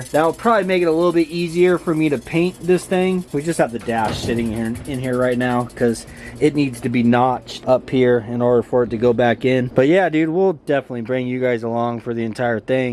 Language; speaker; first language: English; native; English